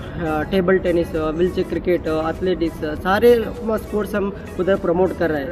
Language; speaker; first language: Hindi; non-native, local second language; Kannada